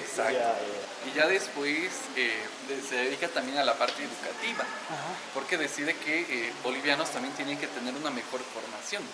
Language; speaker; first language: Spanish; native; Spanish